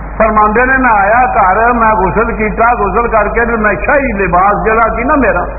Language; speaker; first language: Urdu; non-native, local second language; Punjabi